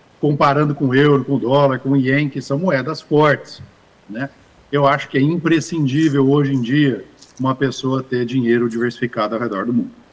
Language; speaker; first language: Portuguese; early bilingual, other home language; English